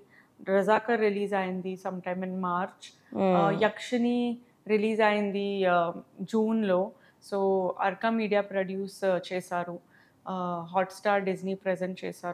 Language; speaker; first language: Telugu; non-native, learner; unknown